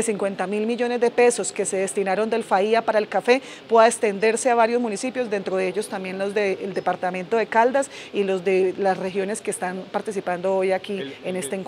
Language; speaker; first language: Spanish; native; Spanish